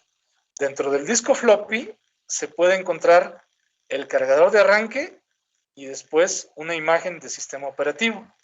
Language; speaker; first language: Spanish; native; Spanish